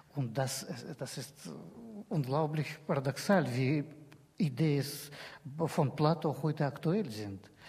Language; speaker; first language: German; non-native, learner; Russian